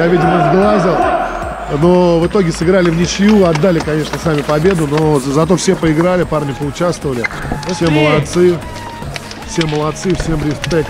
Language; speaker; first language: Russian; native; Russian